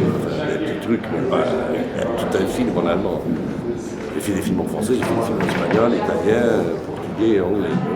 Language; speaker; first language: French; non-native, fluent; Portuguese